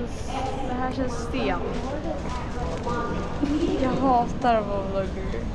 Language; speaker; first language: Swedish; early bilingual, other home language; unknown